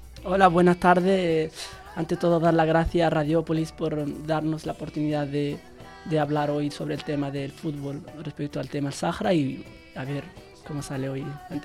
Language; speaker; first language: Spanish; early bilingual, other home language; Arabic